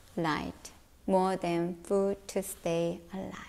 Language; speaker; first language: English; non-native, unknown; Korean